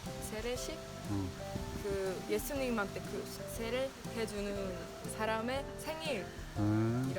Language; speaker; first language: Korean; non-native, learner; Swedish